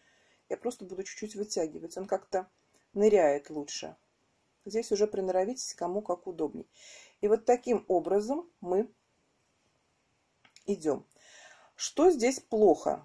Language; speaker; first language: Russian; native; Russian